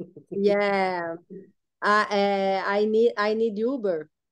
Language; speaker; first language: English; non-native, learner; Portuguese